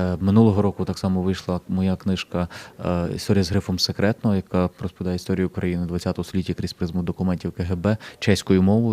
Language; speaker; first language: Ukrainian; native; Ukrainian